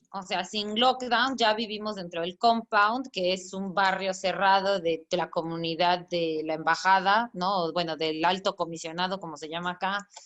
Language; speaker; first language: Spanish; native; Spanish